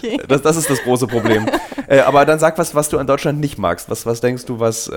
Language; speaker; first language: German; native; German